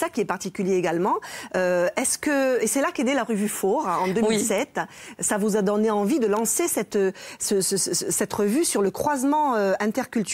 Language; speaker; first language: French; native; French